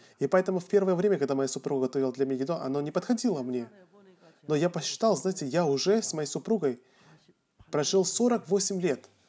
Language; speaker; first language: Russian; non-native, fluent; Korean